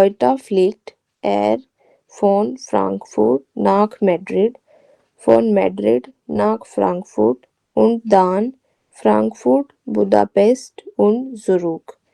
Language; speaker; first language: German; non-native, fluent; Hindi